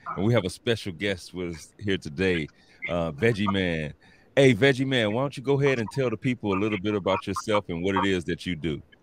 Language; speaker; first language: English; native; English